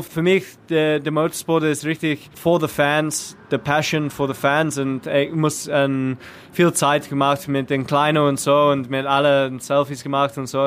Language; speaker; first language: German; non-native, learner; English